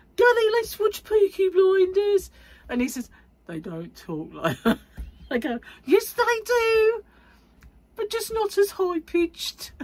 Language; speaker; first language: English; native; English